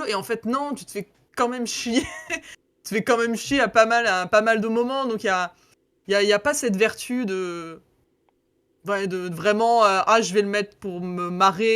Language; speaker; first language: French; native; French